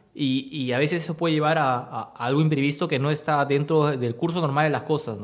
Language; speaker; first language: Spanish; native; Spanish